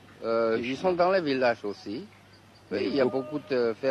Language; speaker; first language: French; non-native, fluent; Chinese